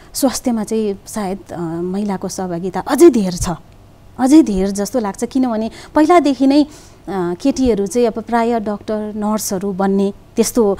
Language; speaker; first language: Nepali; native; Nepali